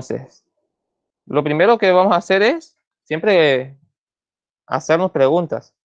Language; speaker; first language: Spanish; native; Spanish